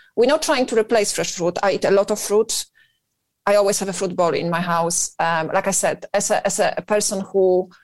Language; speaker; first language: English; non-native, fluent; Polish